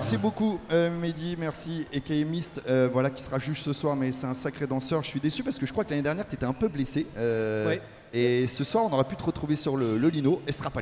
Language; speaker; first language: French; native; French